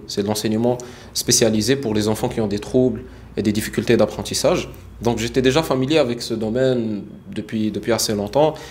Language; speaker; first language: French; early bilingual, other home language; Arabic